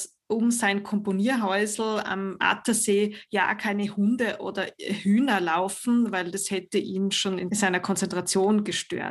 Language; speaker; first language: German; native; German